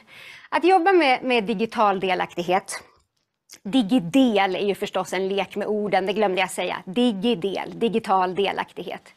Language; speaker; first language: Swedish; native; Swedish